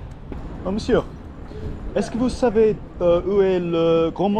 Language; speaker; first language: French; non-native, learner; English